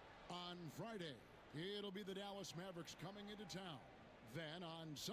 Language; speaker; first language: English; native; English